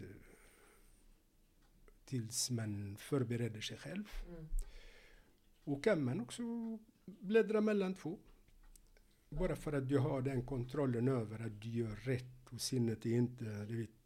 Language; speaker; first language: Swedish; non-native, fluent; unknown